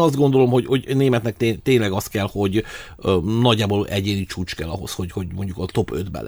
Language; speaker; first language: Hungarian; native; Hungarian